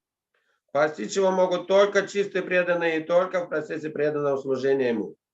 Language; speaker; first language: Russian; native; Russian